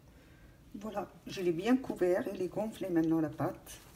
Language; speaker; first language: French; non-native, local second language; Arabic